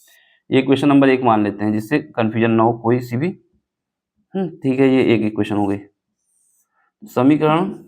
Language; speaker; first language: Hindi; native; Hindi